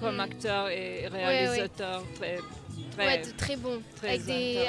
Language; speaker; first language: French; non-native, fluent; Serbian